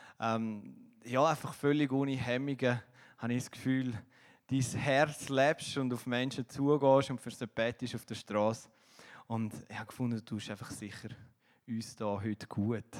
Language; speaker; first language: German; native; German